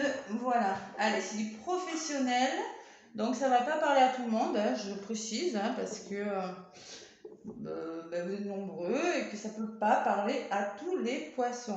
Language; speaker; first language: French; native; French